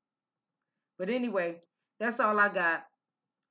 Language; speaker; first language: English; native; English